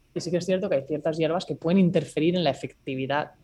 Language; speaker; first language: Spanish; native; Spanish